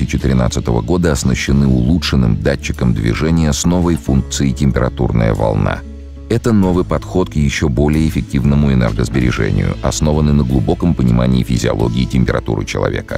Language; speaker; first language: Russian; native; Russian